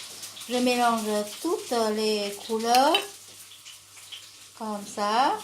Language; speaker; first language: French; non-native, fluent; Vietnamese